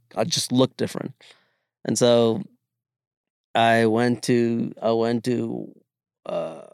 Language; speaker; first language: English; early bilingual, other home language; Malayalam